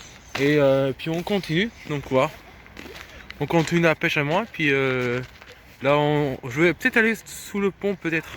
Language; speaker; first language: French; native; French